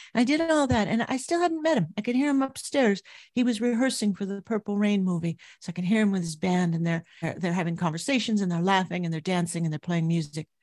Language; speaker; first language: English; native; English